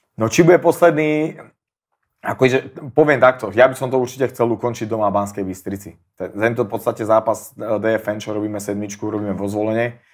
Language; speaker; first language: Slovak; native; Slovak